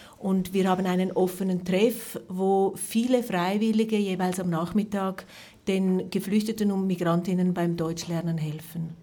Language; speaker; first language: German; native; German